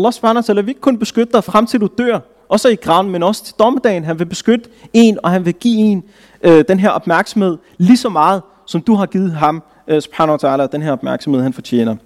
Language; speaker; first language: Danish; early bilingual, other home language; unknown